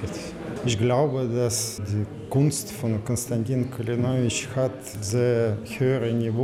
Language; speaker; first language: German; non-native, learner; Russian